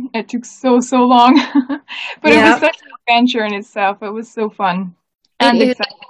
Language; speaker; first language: English; native; English